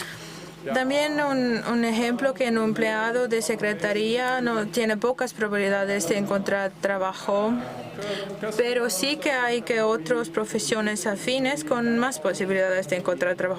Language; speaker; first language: Spanish; non-native, fluent; Dutch